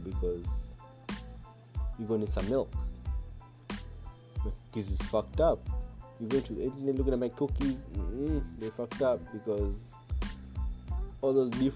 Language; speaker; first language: English; non-native, local second language; Swahili